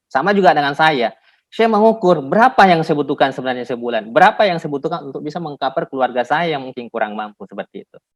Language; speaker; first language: Indonesian; non-native, local second language; Buginese